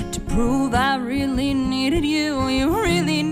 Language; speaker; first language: English; native; English